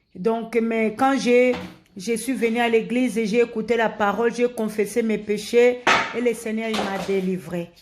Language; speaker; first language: French; non-native, local second language; Lingala